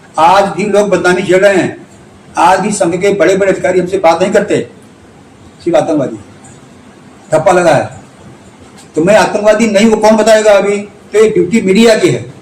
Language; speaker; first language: Hindi; native; Hindi